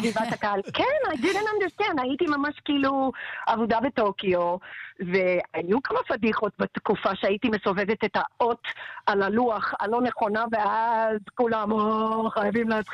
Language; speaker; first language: Hebrew; non-native, fluent; English